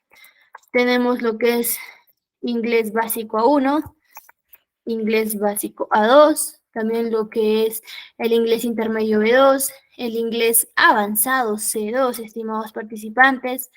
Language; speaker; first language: Spanish; native; Spanish